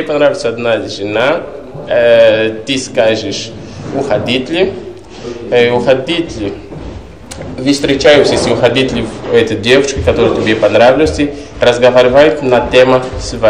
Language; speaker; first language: Russian; non-native, learner; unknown